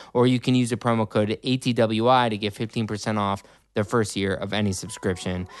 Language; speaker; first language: English; native; English